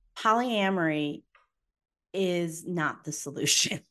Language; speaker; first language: English; native; English